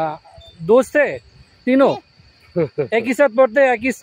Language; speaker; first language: Hindi; non-native, learner; Bangla